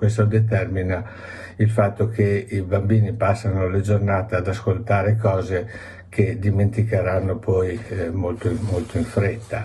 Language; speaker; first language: Italian; native; Italian